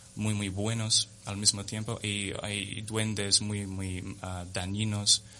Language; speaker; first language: Spanish; non-native, fluent; English